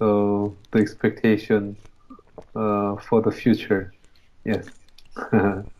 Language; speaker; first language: English; non-native, learner; Korean